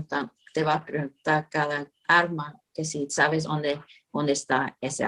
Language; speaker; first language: Spanish; early bilingual, heritage; Spanish